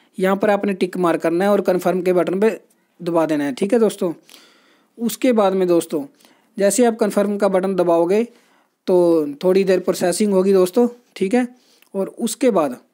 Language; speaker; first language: Hindi; native; Hindi